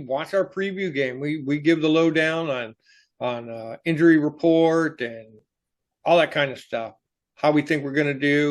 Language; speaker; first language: English; native; English